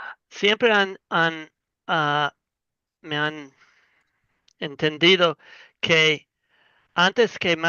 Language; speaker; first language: Spanish; non-native, learner; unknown